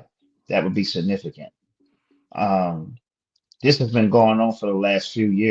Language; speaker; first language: English; native; English